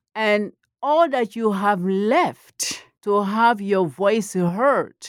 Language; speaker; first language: English; non-native, fluent; Mandingo